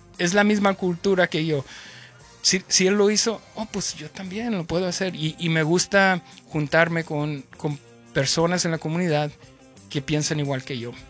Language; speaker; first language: Spanish; early bilingual, heritage; Spanish